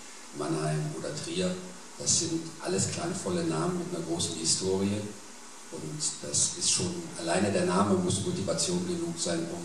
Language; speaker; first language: German; native; German